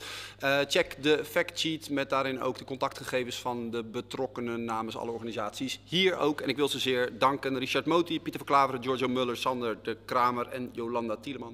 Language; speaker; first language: Dutch; native; Dutch